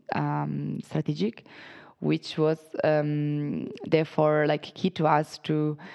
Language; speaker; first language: English; non-native, fluent; Italian